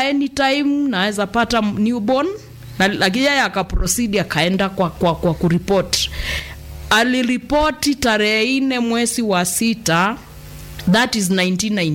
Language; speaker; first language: Swahili; non-native, local second language; Kamba